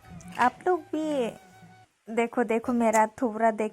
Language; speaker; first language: Hindi; non-native, local second language; Kok Borok